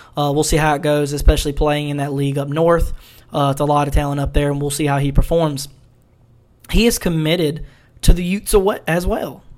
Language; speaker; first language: English; native; English